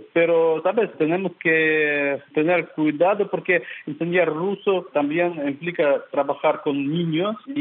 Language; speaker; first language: Spanish; non-native, fluent; Russian